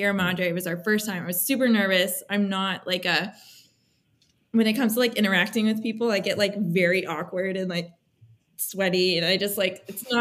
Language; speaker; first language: English; native; English